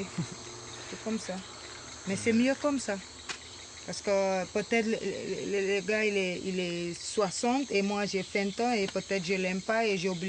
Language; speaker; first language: French; non-native, local second language; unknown